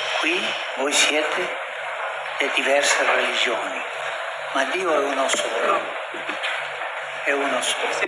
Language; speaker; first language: Italian; non-native, fluent; Spanish